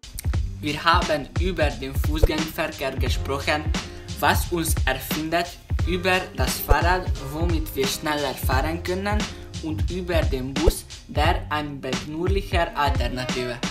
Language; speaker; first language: German; non-native, learner; Hungarian